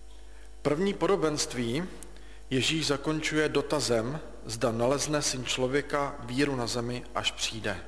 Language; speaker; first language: Czech; native; Czech